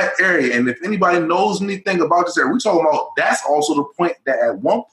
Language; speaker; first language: English; native; English